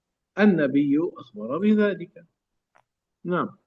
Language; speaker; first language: Arabic; native; Arabic